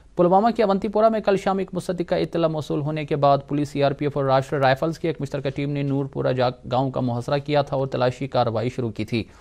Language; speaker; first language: Urdu; non-native, local second language; Kashmiri